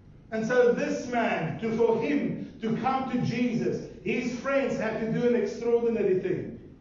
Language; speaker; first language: English; non-native, local second language; Afrikaans